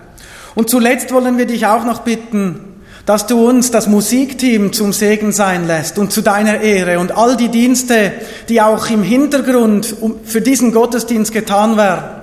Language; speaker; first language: German; native; German